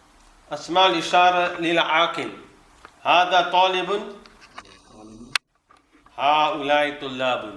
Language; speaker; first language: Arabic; non-native, fluent; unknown